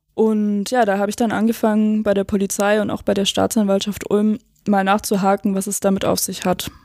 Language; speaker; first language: German; native; German